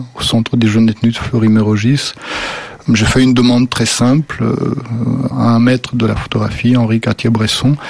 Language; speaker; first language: French; early bilingual, other home language; Slovenian